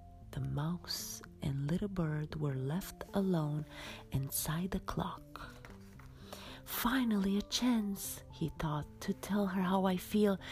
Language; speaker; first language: English; non-native, fluent; Romanian